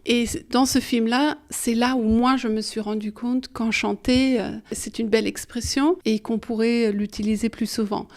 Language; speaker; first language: French; early bilingual, heritage; German